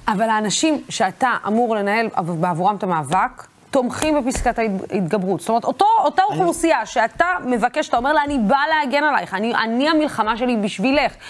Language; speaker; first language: Hebrew; non-native, local second language; Arabic